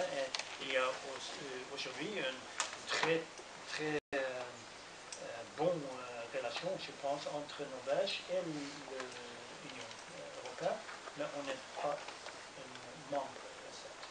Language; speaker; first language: French; non-native, learner; Norwegian